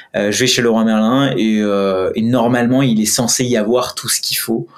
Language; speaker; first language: French; non-native, fluent; Hindi